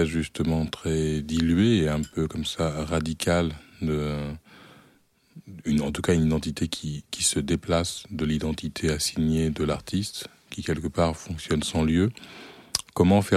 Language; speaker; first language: French; native; French